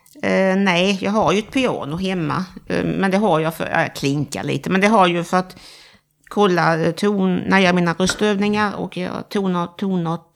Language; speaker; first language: Swedish; native; Swedish